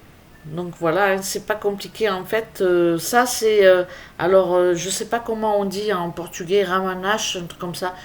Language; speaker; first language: French; native; French